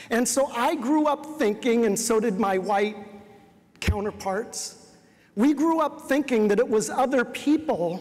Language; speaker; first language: English; native; English